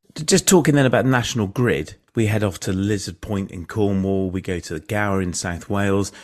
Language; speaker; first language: English; native; English